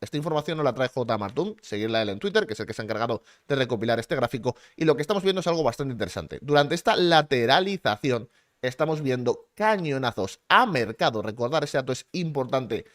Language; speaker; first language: Spanish; native; Spanish